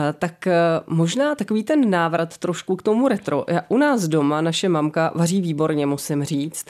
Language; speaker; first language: Czech; native; Czech